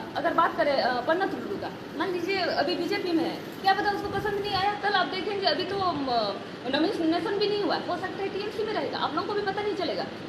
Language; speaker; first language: Hindi; non-native, local second language; Santali